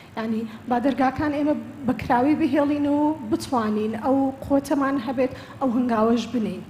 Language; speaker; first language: Central Kurdish; early bilingual, heritage; Central Kurdish